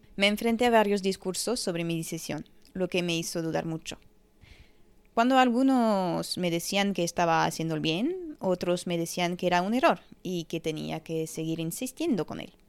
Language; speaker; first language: Spanish; non-native, fluent; French